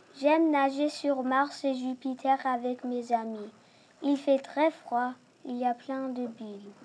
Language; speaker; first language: French; early bilingual, other home language; Turkish